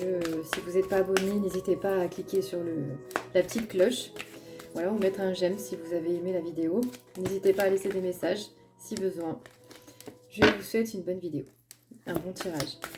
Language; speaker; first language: French; native; French